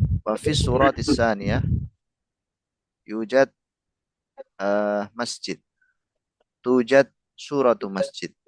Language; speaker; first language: Arabic; non-native, fluent; Indonesian